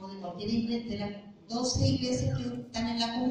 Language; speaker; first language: Spanish; native; Spanish